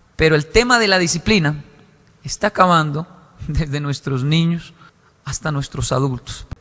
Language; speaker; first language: Spanish; native; Spanish